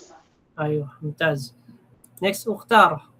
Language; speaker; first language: Arabic; non-native, fluent; Filipino